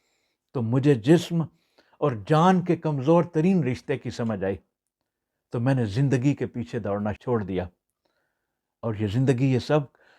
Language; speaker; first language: Urdu; native; Urdu